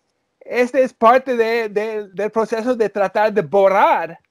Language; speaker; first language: Spanish; early bilingual, heritage; English